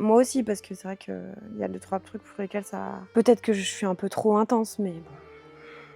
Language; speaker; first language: French; native; French